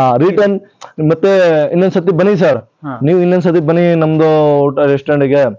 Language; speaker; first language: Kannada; non-native, local second language; Hindi